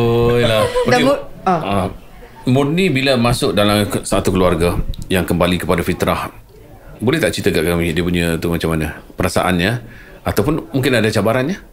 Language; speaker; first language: Malay; native; Malay